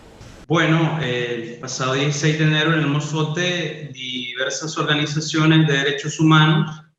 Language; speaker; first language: Spanish; native; Spanish